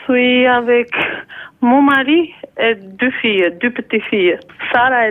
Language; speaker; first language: French; non-native, learner; Albanian